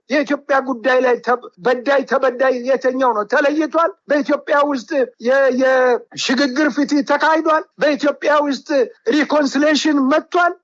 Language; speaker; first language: Amharic; native; Amharic